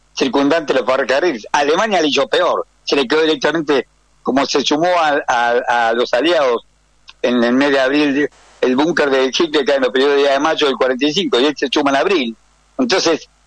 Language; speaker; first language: Spanish; native; Spanish